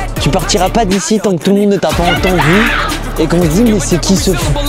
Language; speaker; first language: French; native; French